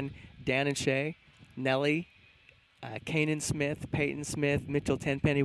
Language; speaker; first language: English; native; English